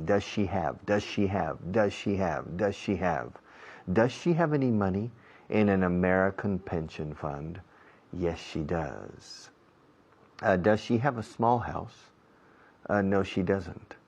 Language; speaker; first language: English; non-native, fluent; Spanish